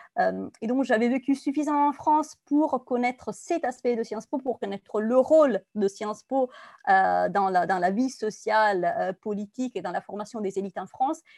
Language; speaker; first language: French; non-native, fluent; Italian